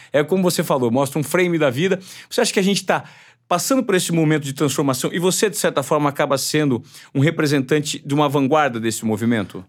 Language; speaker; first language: Portuguese; native; Portuguese